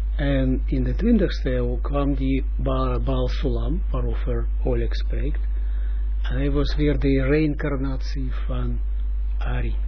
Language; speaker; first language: Dutch; non-native, fluent; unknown